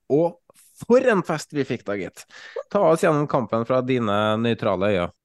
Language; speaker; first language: Norwegian; native; Norwegian